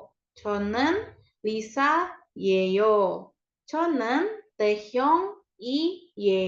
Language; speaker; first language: Korean; non-native, fluent; Indonesian